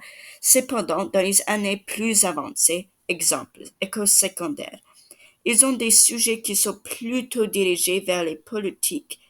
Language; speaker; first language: French; non-native, learner; English